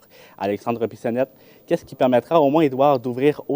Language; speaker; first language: French; native; French